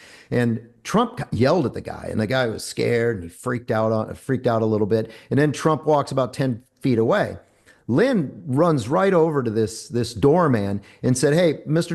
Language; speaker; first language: English; native; English